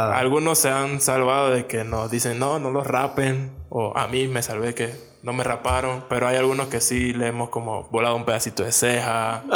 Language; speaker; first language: Spanish; native; Spanish